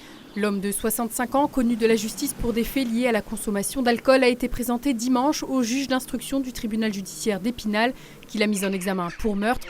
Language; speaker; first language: French; native; French